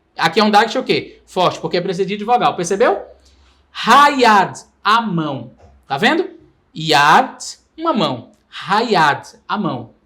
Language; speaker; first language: Portuguese; native; Portuguese